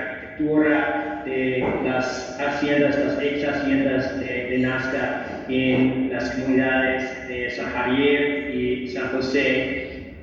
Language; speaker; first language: Spanish; non-native, fluent; English